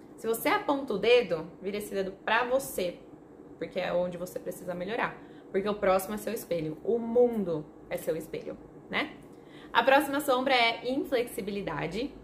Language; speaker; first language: Portuguese; non-native, fluent; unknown